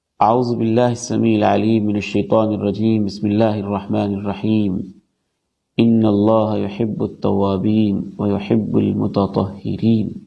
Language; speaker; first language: Urdu; non-native, local second language; Punjabi